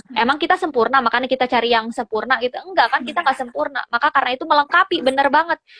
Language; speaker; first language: Indonesian; native; Indonesian